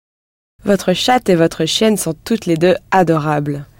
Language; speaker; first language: French; non-native, learner; English